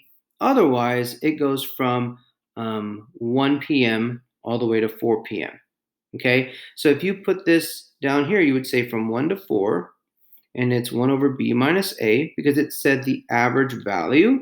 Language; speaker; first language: English; native; English